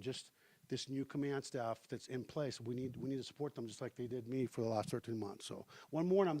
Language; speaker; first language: English; early bilingual, heritage; Spanish